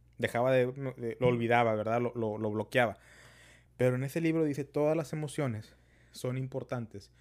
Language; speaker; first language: Spanish; early bilingual, heritage; Spanish